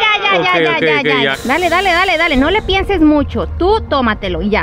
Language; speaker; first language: Spanish; native; Spanish